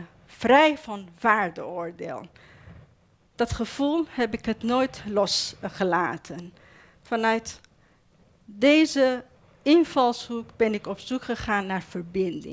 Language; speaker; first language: Dutch; non-native, fluent; Persian